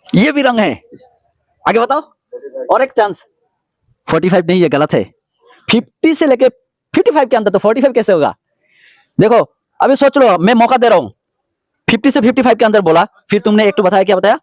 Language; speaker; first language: Hindi; non-native, local second language; Bangla